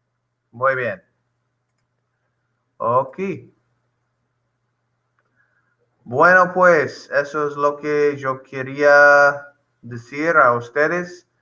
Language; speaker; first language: Spanish; non-native, fluent; English